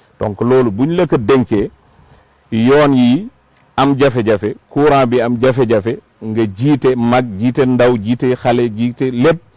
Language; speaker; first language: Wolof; non-native, local second language; Fula